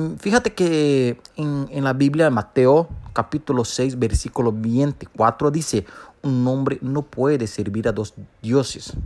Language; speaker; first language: Spanish; non-native, fluent; Portuguese